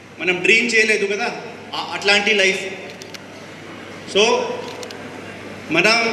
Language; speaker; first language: Telugu; non-native, fluent; Hindi